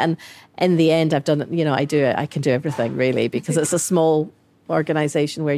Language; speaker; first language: English; native; English